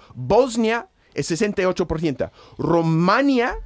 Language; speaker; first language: Spanish; non-native, fluent; English